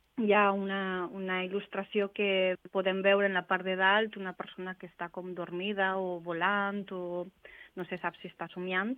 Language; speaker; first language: Catalan; non-native, local second language; Spanish